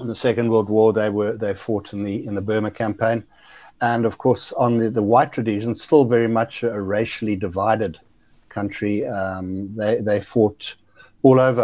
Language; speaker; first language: English; native; English